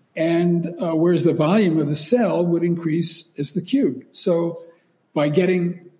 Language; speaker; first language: English; native; English